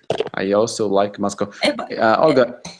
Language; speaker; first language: English; non-native, fluent; Russian